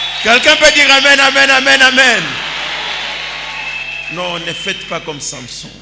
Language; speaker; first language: French; non-native, local second language; Lingala